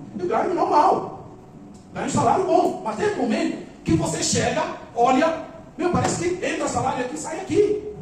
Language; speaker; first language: Portuguese; non-native, local second language; Upper Guinea Crioulo